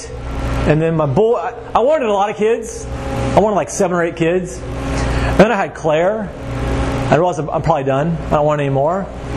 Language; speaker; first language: English; native; English